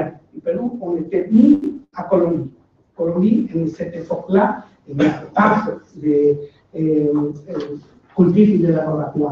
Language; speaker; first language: French; non-native, learner; Spanish